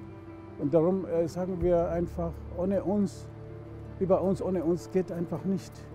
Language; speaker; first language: German; non-native, fluent; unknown